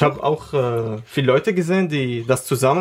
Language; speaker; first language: German; non-native, learner; Arabic